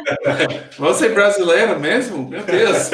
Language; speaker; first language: Portuguese; non-native, learner; English